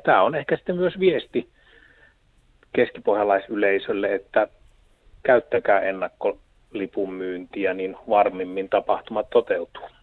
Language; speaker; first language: Finnish; native; Finnish